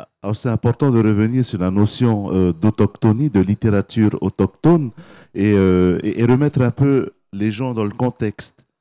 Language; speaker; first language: French; native; French